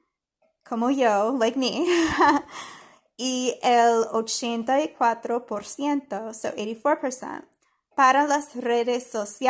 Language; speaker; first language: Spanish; non-native, fluent; English